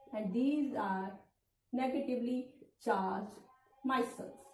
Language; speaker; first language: English; non-native, local second language; Punjabi